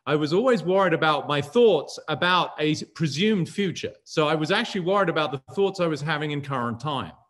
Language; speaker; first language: English; native; English